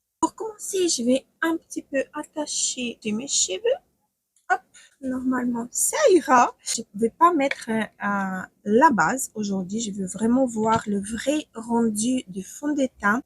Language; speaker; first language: French; non-native, fluent; Ukrainian